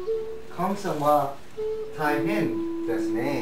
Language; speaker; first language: Japanese; non-native, learner; English